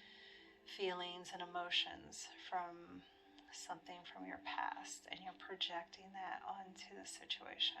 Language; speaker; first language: English; native; English